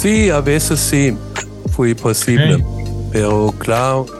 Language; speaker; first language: Spanish; non-native, learner; German